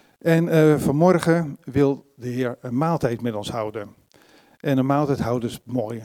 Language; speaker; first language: Dutch; native; Dutch